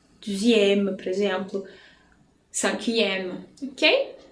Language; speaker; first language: French; non-native, fluent; Portuguese